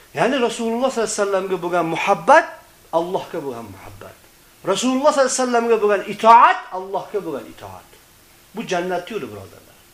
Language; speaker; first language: Uzbek; native; Uzbek